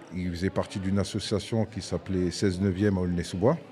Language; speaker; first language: French; native; French